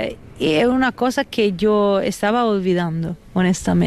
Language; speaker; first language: Spanish; non-native, fluent; Italian